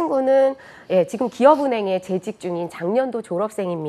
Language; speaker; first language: Korean; native; Korean